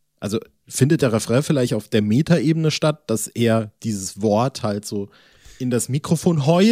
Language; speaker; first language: German; native; German